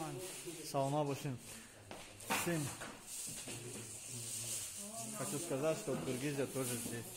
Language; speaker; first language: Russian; non-native, learner; Tajik